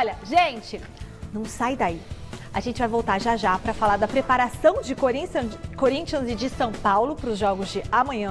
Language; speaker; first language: Portuguese; native; Portuguese